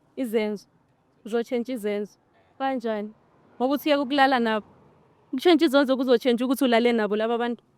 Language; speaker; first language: Zulu; non-native, local second language; Northern Sotho